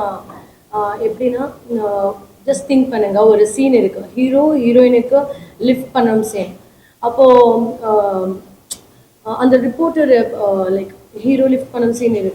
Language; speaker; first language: Tamil; non-native, learner; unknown